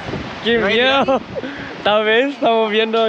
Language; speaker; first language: Spanish; non-native, learner; Thai